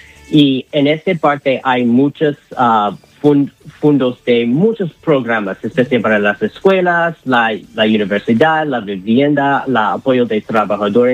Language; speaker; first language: Spanish; non-native, learner; English